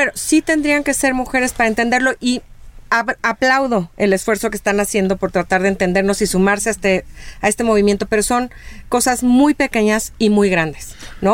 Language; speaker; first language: Spanish; native; Spanish